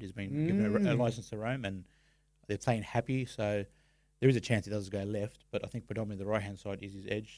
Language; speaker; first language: English; native; English